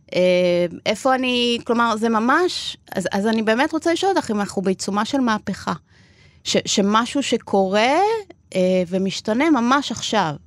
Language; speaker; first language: Hebrew; non-native, fluent; Spanish